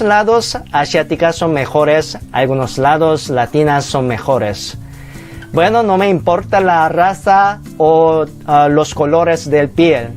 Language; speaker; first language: Spanish; non-native, fluent; Korean